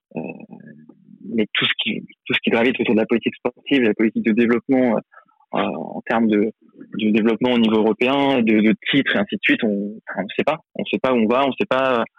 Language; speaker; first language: French; native; French